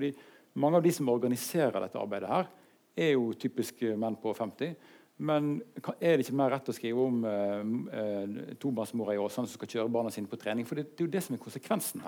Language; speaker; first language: Norwegian; native; Norwegian